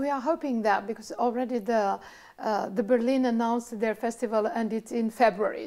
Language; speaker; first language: English; non-native, fluent; Romanian